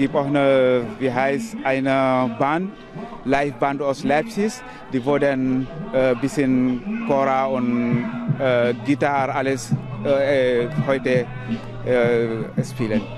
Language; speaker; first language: German; non-native, learner; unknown